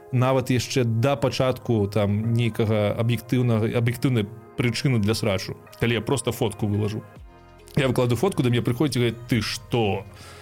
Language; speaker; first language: Belarusian; non-native, local second language; Russian